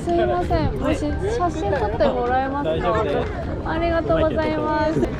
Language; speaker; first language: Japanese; non-native, learner; Korean